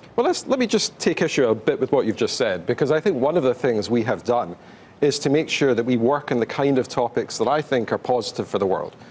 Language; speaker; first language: English; native; English